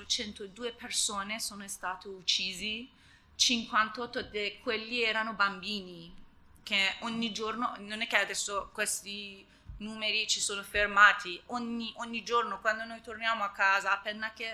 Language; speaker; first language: Italian; non-native, learner; Persian